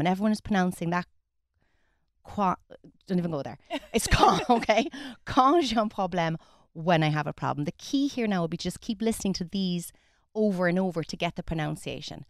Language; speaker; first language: English; native; English